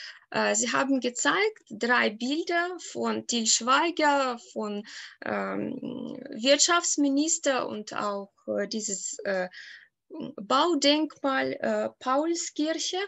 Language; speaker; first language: German; non-native, fluent; Ukrainian